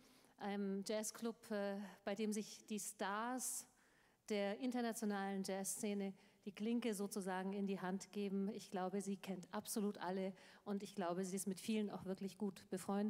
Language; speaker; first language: German; native; German